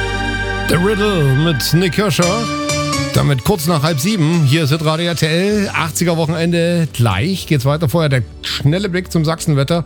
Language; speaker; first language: German; native; German